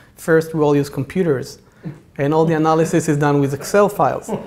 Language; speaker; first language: English; non-native, fluent; Hebrew